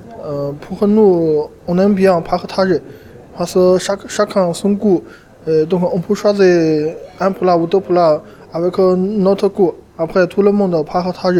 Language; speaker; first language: French; non-native, fluent; Chinese